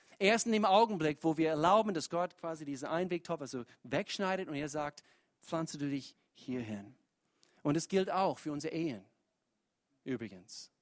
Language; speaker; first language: German; non-native, fluent; English